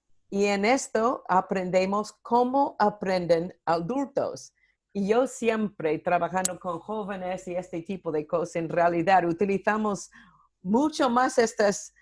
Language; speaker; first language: Spanish; non-native, fluent; English